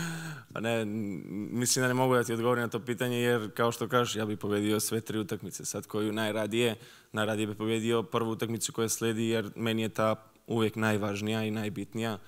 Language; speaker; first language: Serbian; early bilingual, heritage; Serbian